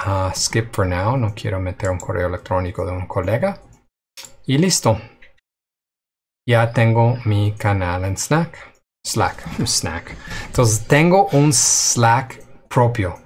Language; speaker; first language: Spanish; non-native, fluent; English